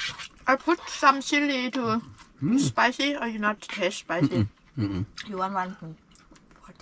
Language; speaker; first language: English; non-native, learner; Thai